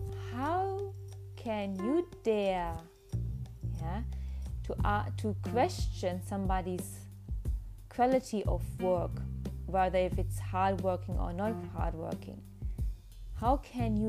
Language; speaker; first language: English; non-native, fluent; German